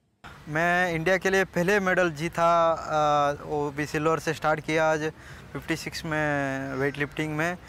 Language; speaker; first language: Hindi; non-native, local second language; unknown